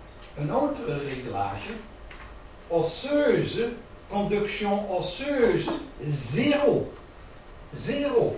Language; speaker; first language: French; non-native, learner; Dutch